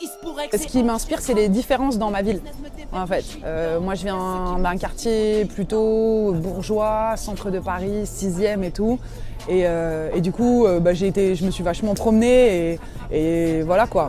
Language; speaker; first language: French; native; French